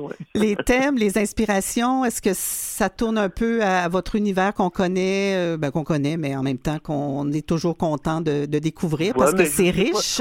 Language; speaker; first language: French; native; French